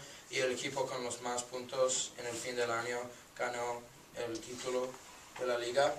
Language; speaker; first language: Spanish; non-native, learner; English